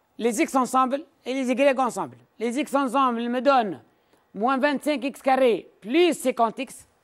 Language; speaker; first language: French; non-native, local second language; Arabic